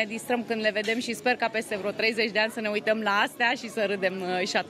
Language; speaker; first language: Romanian; native; Romanian